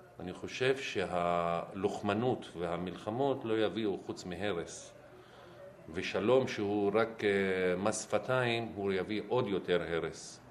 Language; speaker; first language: Hebrew; non-native, local second language; Arabic